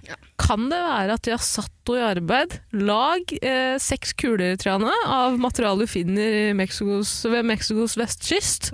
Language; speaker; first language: Norwegian; early bilingual, other home language; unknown